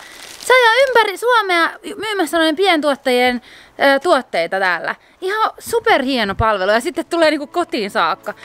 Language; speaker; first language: Finnish; native; Finnish